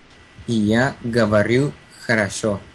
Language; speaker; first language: Russian; non-native, learner; Spanish